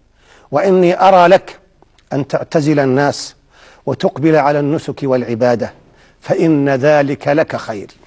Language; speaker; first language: Arabic; native; Arabic